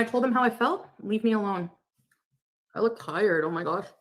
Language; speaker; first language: English; native; English